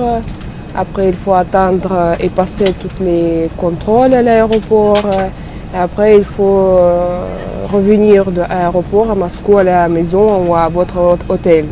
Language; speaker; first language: French; non-native, fluent; Russian